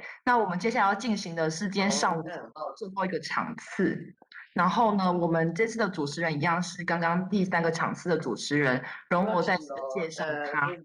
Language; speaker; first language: Chinese; native; Chinese